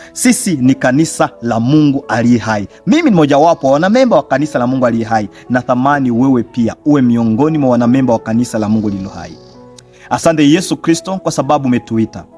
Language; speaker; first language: Swahili; native; Swahili